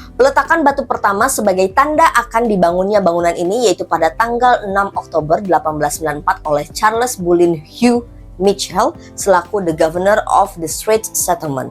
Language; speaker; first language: Indonesian; native; Indonesian